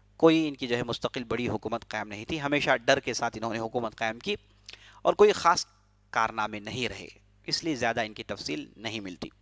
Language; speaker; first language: Urdu; native; Urdu